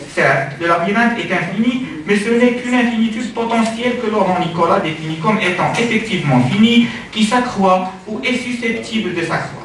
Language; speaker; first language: French; non-native, local second language; Arabic